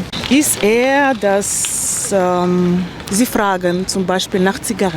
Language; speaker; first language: German; non-native, learner; Russian